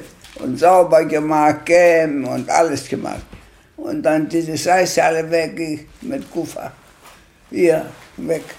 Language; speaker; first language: German; non-native, learner; Greek